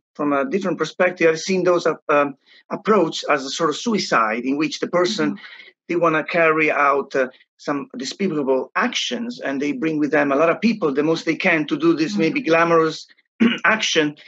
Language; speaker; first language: English; non-native, fluent; Italian